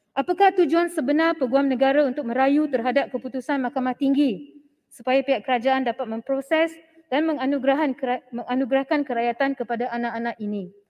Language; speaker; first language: Malay; non-native, local second language; Tamil